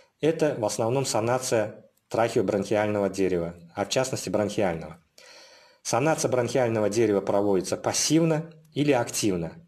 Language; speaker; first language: Russian; non-native, local second language; Uzbek